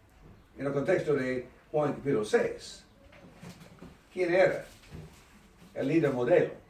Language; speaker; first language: Spanish; non-native, learner; English